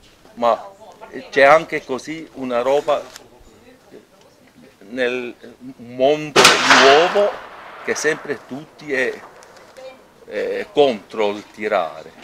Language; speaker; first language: Italian; non-native, local second language; German